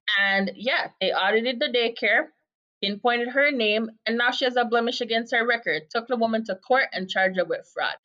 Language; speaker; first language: English; native; English